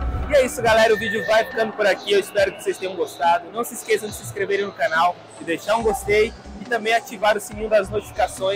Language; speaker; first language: Portuguese; native; Portuguese